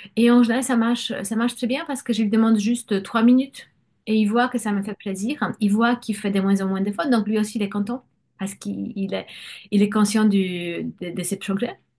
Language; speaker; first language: French; non-native, fluent; Polish